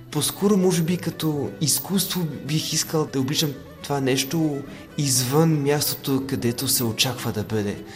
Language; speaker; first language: Bulgarian; non-native, fluent; French